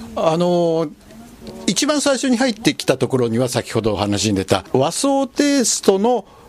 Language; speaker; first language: Japanese; native; Japanese